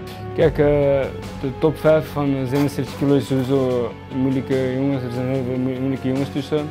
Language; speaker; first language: Dutch; non-native, fluent; Armenian